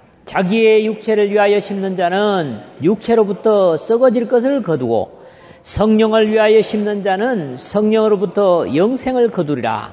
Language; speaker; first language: Korean; native; Korean